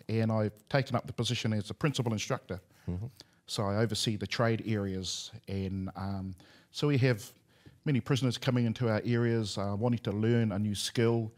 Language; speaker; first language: English; native; English